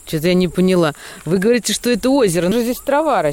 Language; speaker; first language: Russian; native; Russian